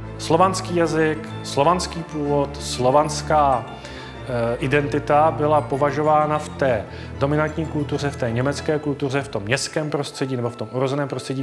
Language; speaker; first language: Czech; native; Czech